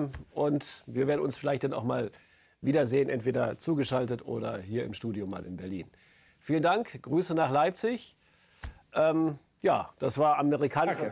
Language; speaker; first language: German; native; German